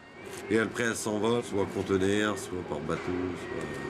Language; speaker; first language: French; native; French